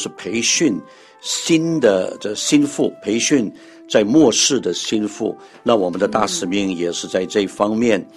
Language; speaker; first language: Chinese; non-native, local second language; Cantonese